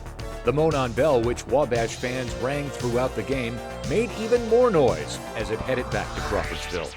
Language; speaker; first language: English; native; English